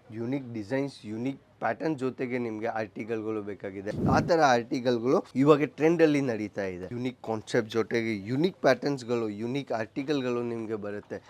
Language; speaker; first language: Kannada; non-native, local second language; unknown